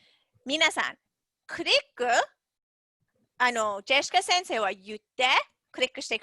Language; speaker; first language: Japanese; non-native, fluent; English